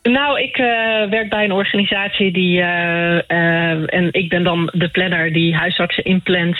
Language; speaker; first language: Dutch; native; Dutch